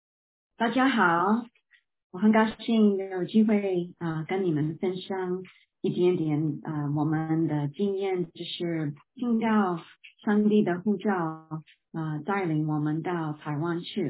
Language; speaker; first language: Chinese; non-native, fluent; English